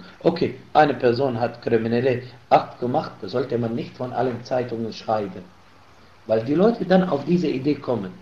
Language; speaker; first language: German; non-native, fluent; Arabic